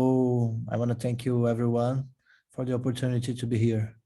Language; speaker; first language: English; non-native, fluent; Portuguese